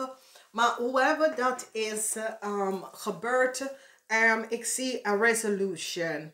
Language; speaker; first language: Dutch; non-native, learner; English